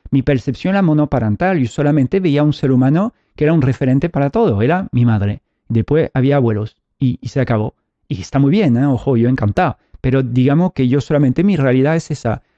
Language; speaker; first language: Spanish; early bilingual, heritage; Spanish